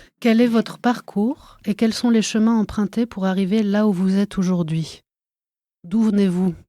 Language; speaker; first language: French; native; French